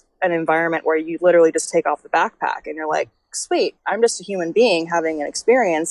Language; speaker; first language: English; native; English